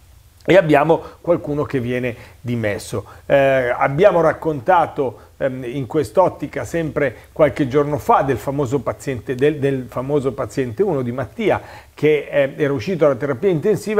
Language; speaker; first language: Italian; native; Italian